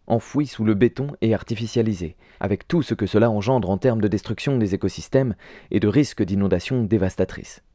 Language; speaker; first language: French; native; French